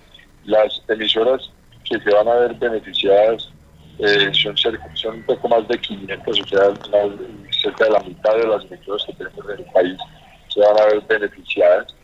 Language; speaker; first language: Spanish; native; Spanish